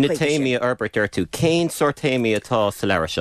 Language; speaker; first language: Irish; native; Irish